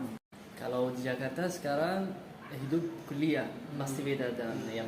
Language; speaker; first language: Indonesian; non-native, learner; Arabic